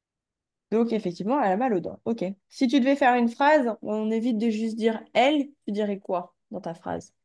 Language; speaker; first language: French; native; French